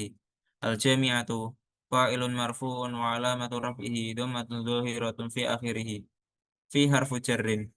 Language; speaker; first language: Arabic; non-native, learner; Indonesian